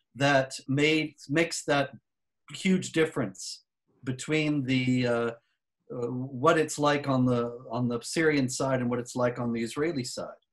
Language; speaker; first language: English; native; English